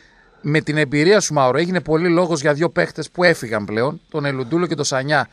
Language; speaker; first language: Greek; native; Greek